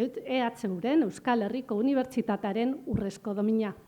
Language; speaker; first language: Basque; native; Basque